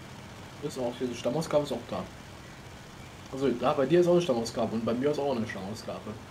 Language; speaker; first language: German; native; German